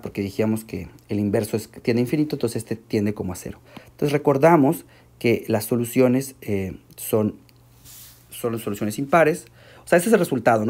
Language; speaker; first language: Spanish; native; Spanish